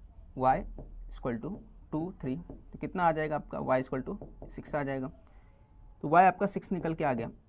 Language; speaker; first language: Hindi; native; Hindi